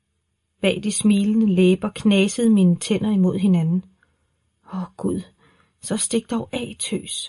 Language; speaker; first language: Danish; native; Danish